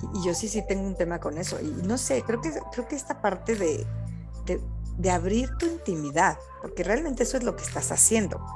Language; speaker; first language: Spanish; native; Spanish